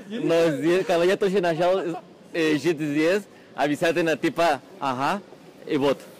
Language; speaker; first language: Russian; non-native, fluent; Spanish